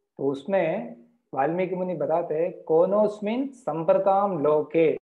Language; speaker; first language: Hindi; non-native, local second language; Marathi